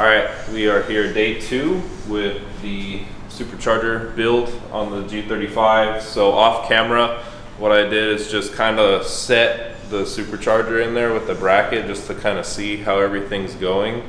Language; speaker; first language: English; native; English